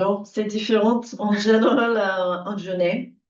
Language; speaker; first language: French; non-native, learner; English